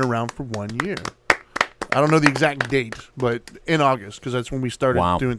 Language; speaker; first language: English; native; English